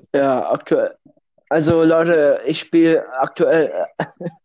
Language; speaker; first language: German; non-native, fluent; Russian